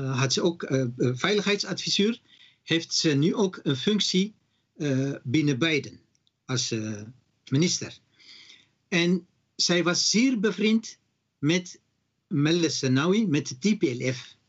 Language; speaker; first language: Dutch; non-native, fluent; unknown